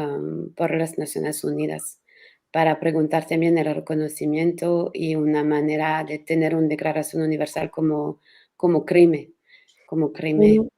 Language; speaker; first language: Spanish; non-native, learner; French